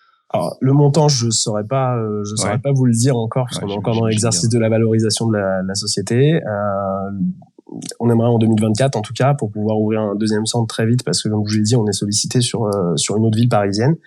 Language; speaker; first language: French; native; French